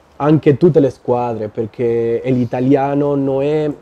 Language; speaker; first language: Italian; non-native, learner; Spanish